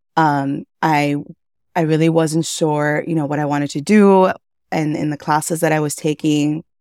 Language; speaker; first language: English; early bilingual, other home language; Spanish